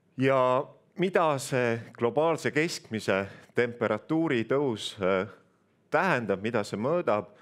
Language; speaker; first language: Estonian; native; Estonian